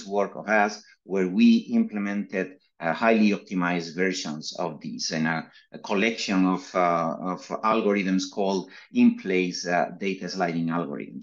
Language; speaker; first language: English; non-native, fluent; Spanish